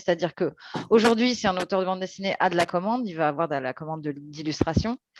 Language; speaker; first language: French; native; French